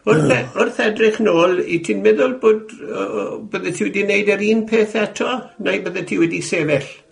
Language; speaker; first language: Welsh; native; Welsh